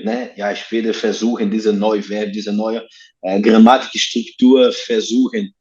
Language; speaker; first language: German; non-native, learner; Portuguese